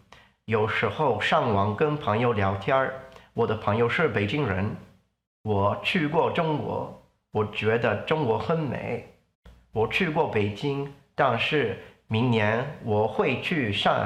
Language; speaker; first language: Chinese; non-native, learner; Italian